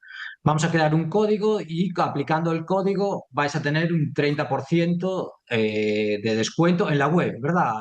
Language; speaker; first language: Spanish; native; Spanish